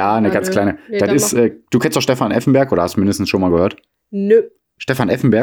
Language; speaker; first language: German; native; German